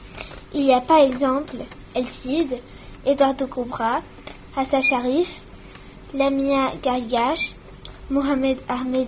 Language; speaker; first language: French; non-native, learner; Spanish